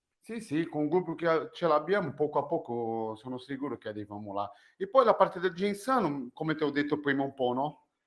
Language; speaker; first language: Italian; non-native, fluent; Portuguese